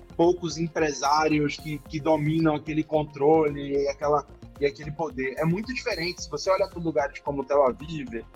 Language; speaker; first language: Portuguese; native; Portuguese